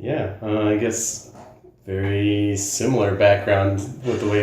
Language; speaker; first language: English; native; English